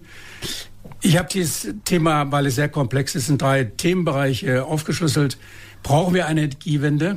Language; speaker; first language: German; native; German